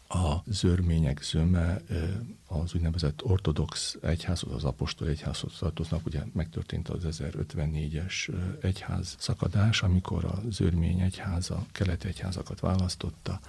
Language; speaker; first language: Hungarian; native; Hungarian